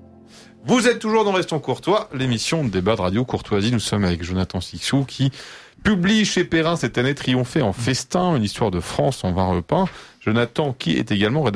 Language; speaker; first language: French; native; French